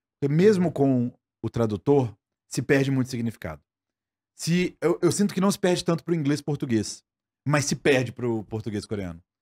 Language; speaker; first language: Portuguese; native; Portuguese